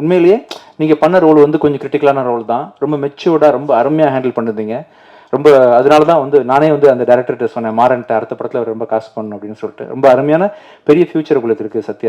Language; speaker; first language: Tamil; native; Tamil